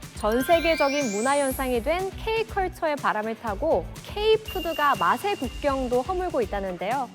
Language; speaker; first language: Korean; native; Korean